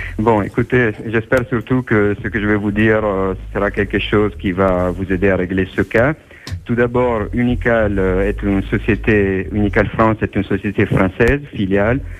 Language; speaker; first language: French; non-native, fluent; Italian